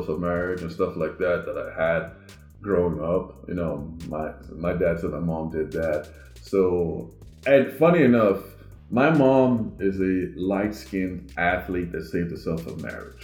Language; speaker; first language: English; non-native, local second language; Igbo